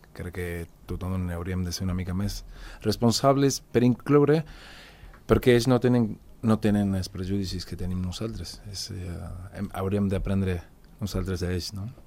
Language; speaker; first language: Catalan; non-native, local second language; Spanish